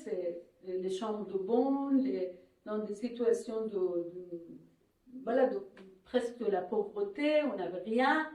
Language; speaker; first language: French; non-native, fluent; Persian